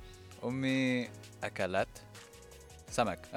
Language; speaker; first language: Arabic; non-native, learner; English